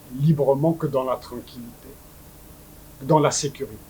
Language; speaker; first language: French; non-native, local second language; Kabyle